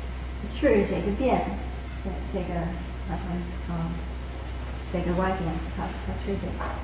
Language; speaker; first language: Chinese; non-native, fluent; English